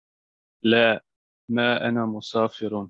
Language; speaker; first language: Arabic; non-native, learner; German